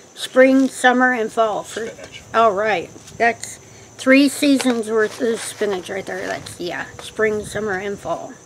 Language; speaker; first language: English; native; English